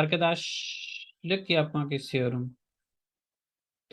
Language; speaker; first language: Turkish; non-native, fluent; Urdu